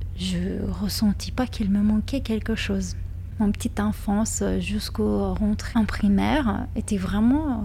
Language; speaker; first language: French; non-native, fluent; Lithuanian